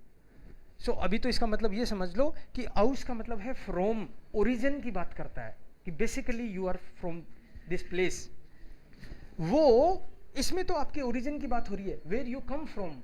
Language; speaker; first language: Hindi; native; Hindi